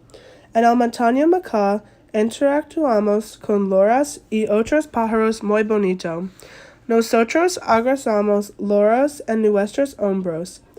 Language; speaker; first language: Spanish; non-native, learner; English